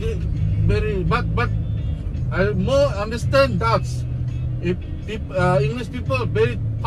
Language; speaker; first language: English; non-native, local second language; Malay